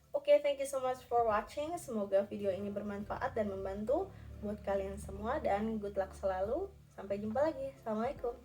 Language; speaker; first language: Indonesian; native; Indonesian